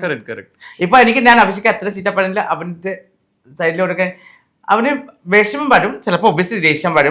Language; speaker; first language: Malayalam; non-native, local second language; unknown